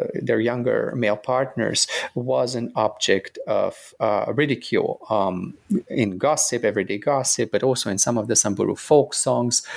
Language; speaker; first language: English; non-native, fluent; Romanian